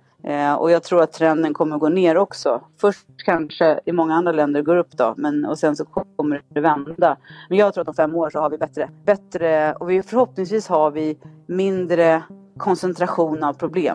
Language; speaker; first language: Swedish; native; Swedish